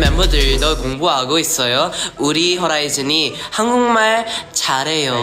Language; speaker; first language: Korean; non-native, learner; Filipino